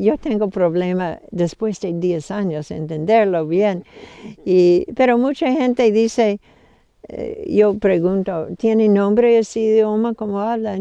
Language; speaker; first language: Spanish; non-native, fluent; English